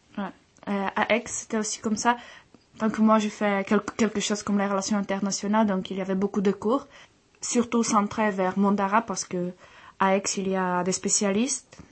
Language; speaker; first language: French; non-native, fluent; Czech